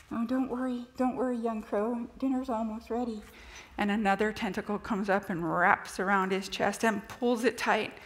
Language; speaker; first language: English; native; English